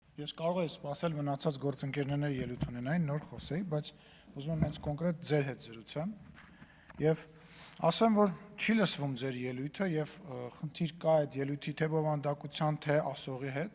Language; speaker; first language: Armenian; native; Armenian